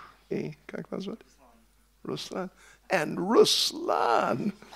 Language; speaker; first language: Russian; non-native, learner; English